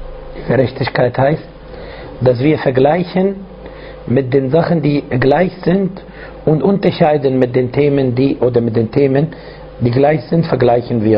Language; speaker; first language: German; non-native, fluent; Arabic